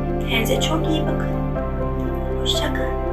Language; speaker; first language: Turkish; non-native, learner; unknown